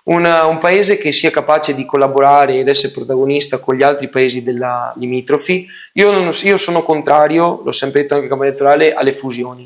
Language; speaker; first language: Italian; native; Italian